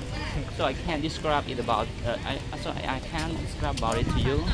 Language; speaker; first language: English; non-native, learner; Khmer